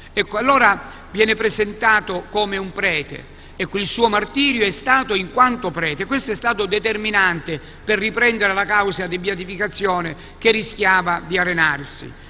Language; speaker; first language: Italian; native; Italian